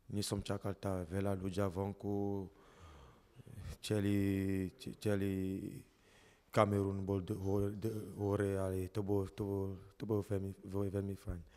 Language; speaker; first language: Slovak; non-native, learner; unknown